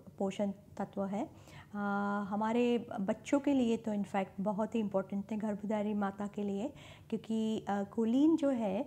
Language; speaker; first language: Hindi; non-native, local second language; Marathi